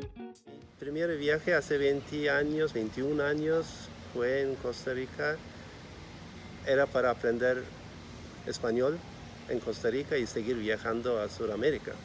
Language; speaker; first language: Spanish; non-native, fluent; Turkish